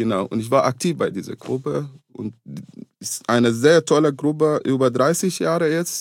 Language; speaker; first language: German; non-native, fluent; Arabic